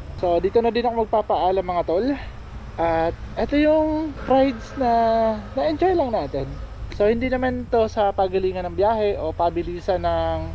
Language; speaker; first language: Filipino; non-native, local second language; Bikol